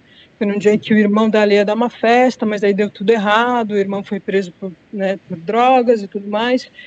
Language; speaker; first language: Portuguese; native; Portuguese